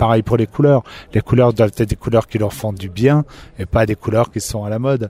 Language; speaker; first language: French; native; French